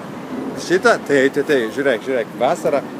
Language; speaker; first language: Lithuanian; non-native, learner; Italian